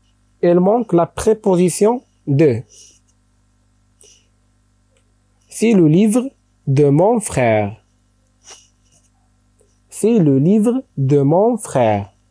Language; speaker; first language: French; non-native, local second language; Arabic